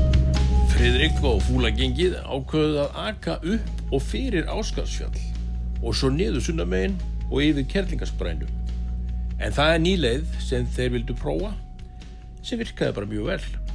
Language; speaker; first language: Icelandic; native; Icelandic